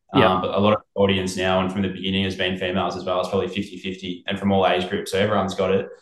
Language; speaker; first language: English; native; English